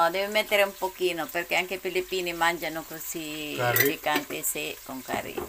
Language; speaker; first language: Italian; non-native, learner; Filipino